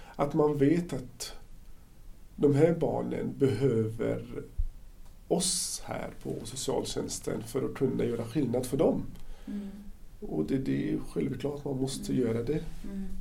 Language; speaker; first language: Swedish; non-native, fluent; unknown